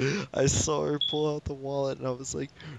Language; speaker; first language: English; native; English